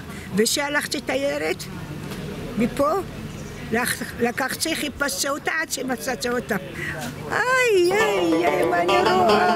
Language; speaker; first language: Hebrew; non-native, fluent; Arabic